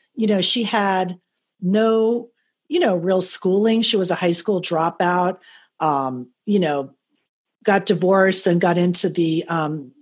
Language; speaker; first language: English; native; English